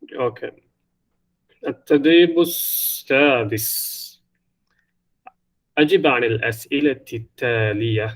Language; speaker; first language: Arabic; non-native, fluent; Divehi